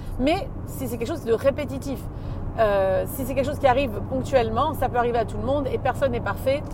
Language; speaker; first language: French; native; French